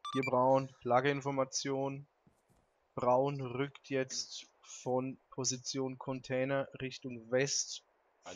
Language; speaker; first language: German; native; German